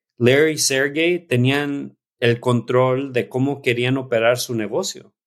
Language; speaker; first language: Spanish; early bilingual, heritage; Spanish